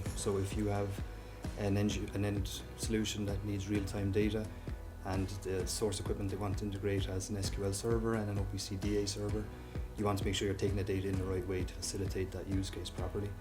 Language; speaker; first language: English; native; English